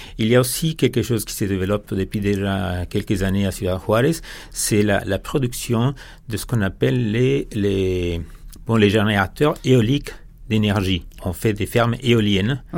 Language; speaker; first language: French; non-native, fluent; Spanish